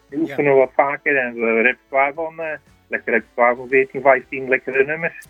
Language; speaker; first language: Dutch; native; Dutch